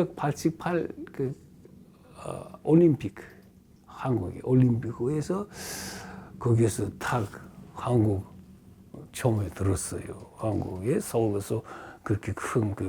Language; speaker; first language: Korean; early bilingual, heritage; Russian